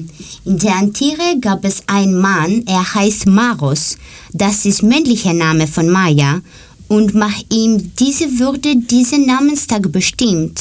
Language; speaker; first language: German; non-native, learner; Greek